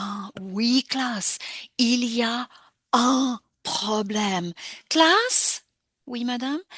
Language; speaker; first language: French; non-native, fluent; English